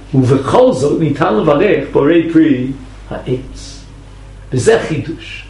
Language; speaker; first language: Hebrew; non-native, fluent; English